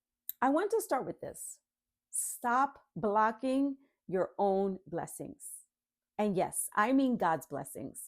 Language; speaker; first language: English; native; English